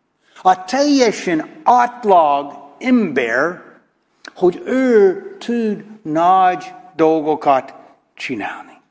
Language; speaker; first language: Hungarian; non-native, fluent; English